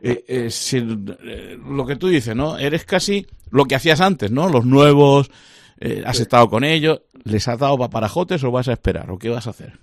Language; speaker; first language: Spanish; native; Spanish